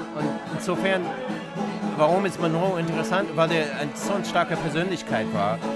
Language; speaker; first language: German; non-native, fluent; English